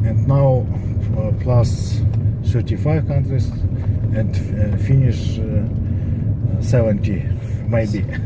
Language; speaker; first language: English; non-native, learner; Kazakh